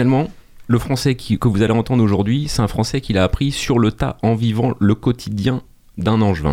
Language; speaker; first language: French; native; French